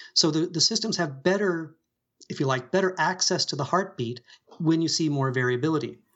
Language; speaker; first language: English; native; English